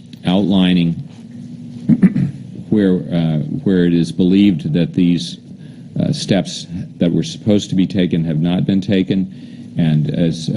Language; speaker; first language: English; native; English